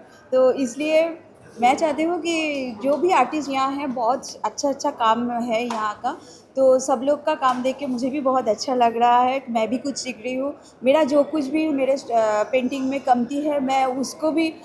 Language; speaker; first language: Hindi; non-native, local second language; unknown